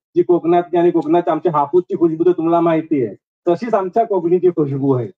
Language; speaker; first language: Marathi; non-native, local second language; Konkani